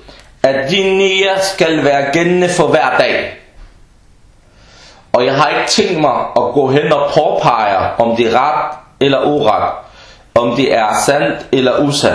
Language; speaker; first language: Danish; early bilingual, other home language; Arabic